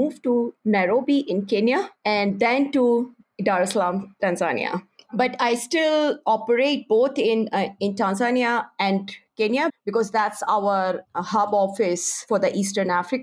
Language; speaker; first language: English; non-native, local second language; Hindi